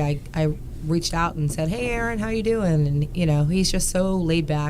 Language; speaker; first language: English; native; English